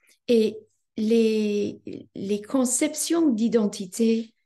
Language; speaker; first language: French; non-native, fluent; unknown